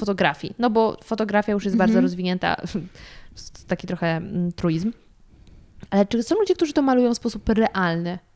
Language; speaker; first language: Polish; native; Polish